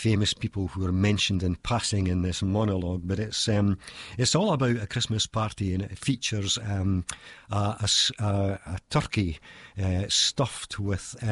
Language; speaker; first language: English; native; English